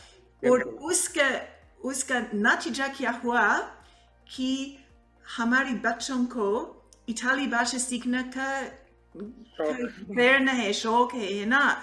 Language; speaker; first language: Hindi; non-native, fluent; Italian